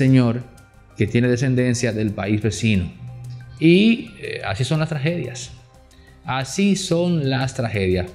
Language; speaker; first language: Spanish; native; Spanish